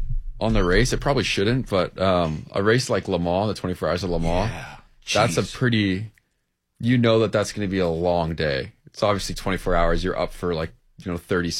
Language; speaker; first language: English; native; English